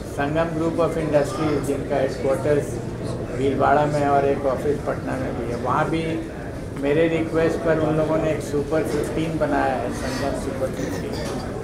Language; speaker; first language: Hindi; native; Hindi